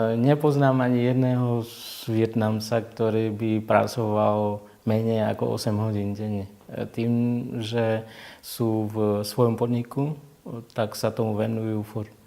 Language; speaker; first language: Slovak; non-native, fluent; Vietnamese